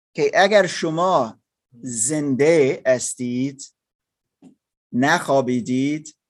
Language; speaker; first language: Persian; non-native, learner; German